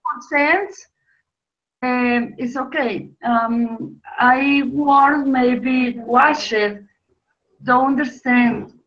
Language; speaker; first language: English; non-native, learner; Spanish